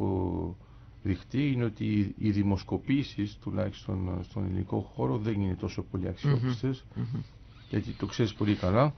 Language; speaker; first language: Greek; native; Greek